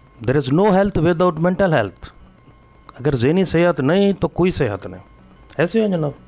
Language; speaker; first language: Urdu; non-native, local second language; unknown